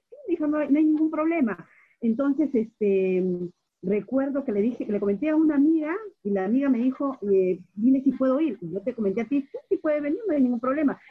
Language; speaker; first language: Spanish; native; Spanish